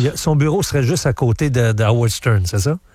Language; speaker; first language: French; native; French